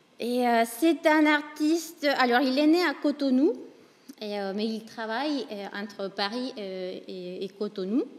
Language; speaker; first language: French; non-native, fluent; Spanish